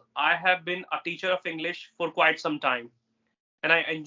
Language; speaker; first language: English; non-native, local second language; Hindi